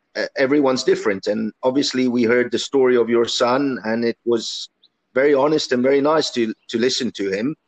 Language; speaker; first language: English; early bilingual, other home language; Italian